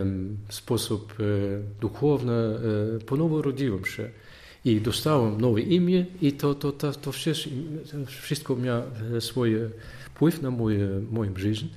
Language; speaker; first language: Polish; non-native, learner; Dutch